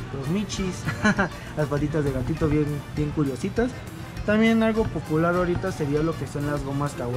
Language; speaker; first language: Spanish; native; Spanish